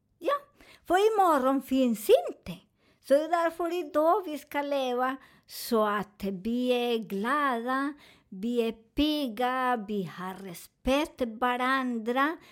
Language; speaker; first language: Swedish; non-native, learner; Spanish